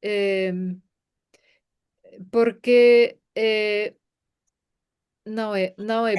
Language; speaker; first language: Portuguese; non-native, fluent; German